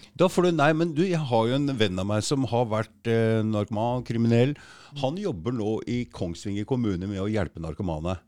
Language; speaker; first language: Norwegian; native; Norwegian